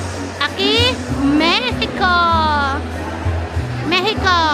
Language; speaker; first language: Spanish; non-native, learner; Filipino